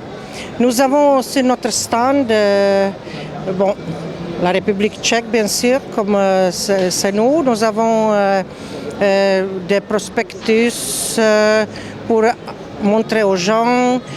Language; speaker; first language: French; non-native, fluent; Czech